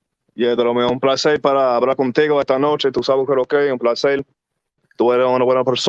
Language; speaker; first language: Spanish; early bilingual, heritage; English